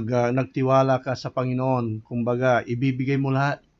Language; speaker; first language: Filipino; native; Filipino